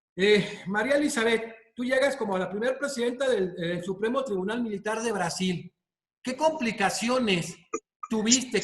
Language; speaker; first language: Spanish; native; Spanish